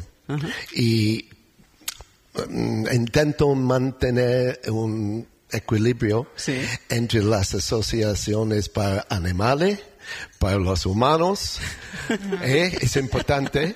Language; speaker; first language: Spanish; non-native, learner; English